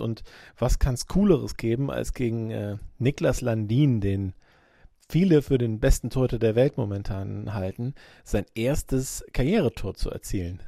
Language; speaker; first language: German; native; German